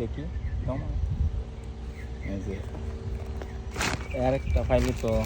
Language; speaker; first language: Portuguese; non-native, learner; Bangla